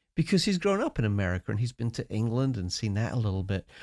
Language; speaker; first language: English; native; English